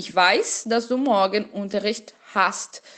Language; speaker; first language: German; non-native, fluent; Portuguese